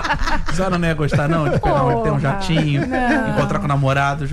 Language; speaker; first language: Portuguese; native; Portuguese